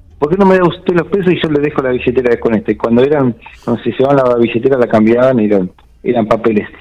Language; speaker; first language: Spanish; native; Spanish